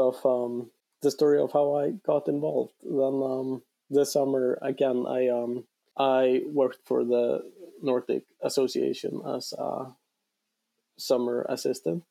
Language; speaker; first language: English; non-native, fluent; Icelandic